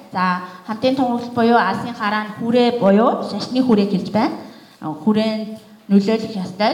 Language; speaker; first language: Mongolian; native; Mongolian